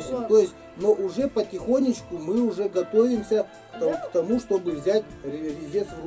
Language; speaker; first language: Russian; native; Russian